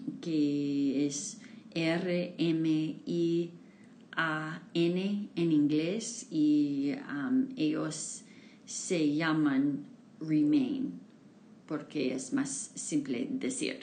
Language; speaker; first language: Spanish; non-native, fluent; English